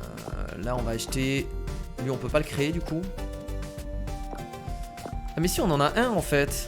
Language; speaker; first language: French; native; French